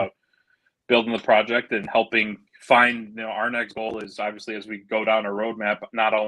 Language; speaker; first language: English; native; English